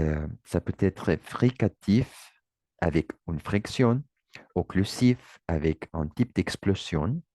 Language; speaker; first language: French; non-native, learner; Spanish